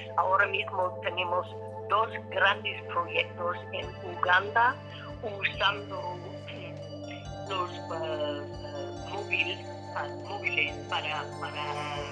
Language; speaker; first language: Spanish; non-native, learner; English